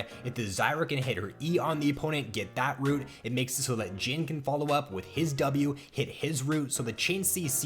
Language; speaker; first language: English; native; English